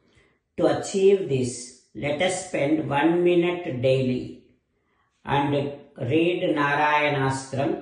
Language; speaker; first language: English; non-native, local second language; Telugu